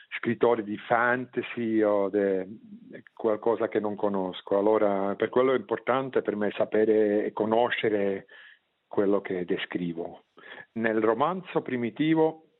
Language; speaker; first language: Italian; non-native, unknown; Swiss German